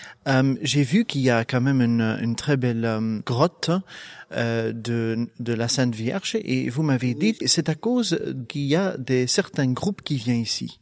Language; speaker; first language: French; non-native, local second language; Dutch